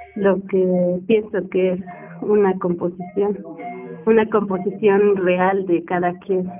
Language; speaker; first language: Spanish; native; Spanish